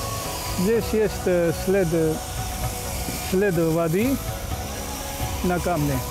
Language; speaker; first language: Russian; non-native, fluent; Georgian